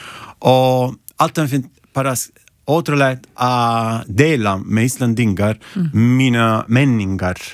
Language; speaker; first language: Icelandic; non-native, learner; Italian